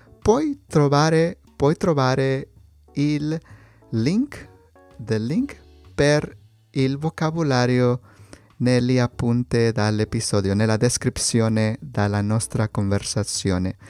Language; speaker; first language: Italian; non-native, learner; Spanish